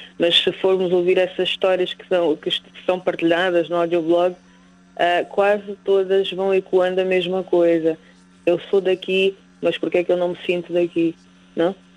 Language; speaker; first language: Portuguese; native; Portuguese